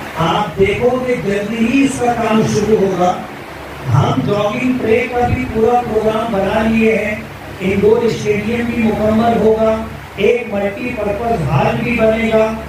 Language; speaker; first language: Urdu; native; Urdu